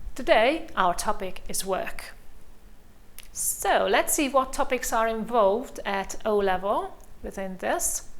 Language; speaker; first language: English; non-native, fluent; Hungarian